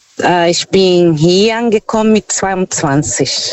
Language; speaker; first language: German; non-native, fluent; Portuguese